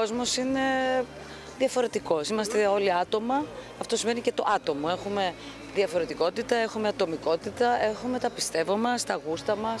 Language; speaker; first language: Greek; native; Greek